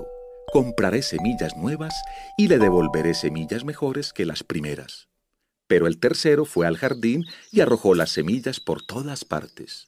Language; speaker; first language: Spanish; native; Spanish